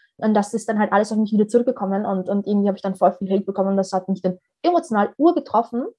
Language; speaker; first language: German; early bilingual, other home language; Somali